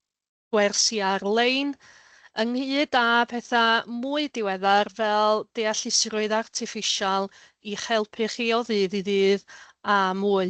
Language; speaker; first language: Welsh; native; Welsh